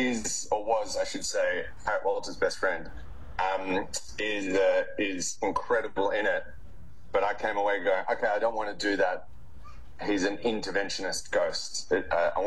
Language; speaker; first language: English; native; English